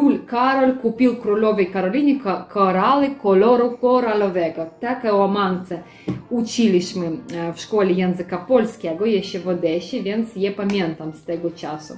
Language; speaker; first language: Polish; non-native, learner; Russian